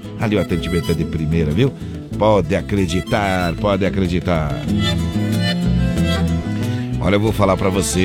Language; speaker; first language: Portuguese; native; Portuguese